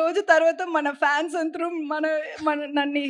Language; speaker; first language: Telugu; non-native, learner; Tamil